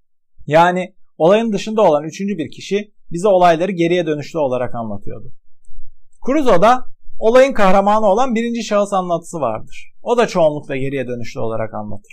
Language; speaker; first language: Turkish; native; Turkish